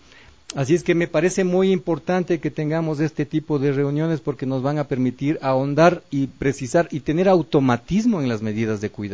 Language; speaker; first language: Spanish; native; Spanish